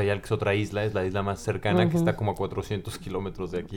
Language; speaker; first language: Spanish; native; Spanish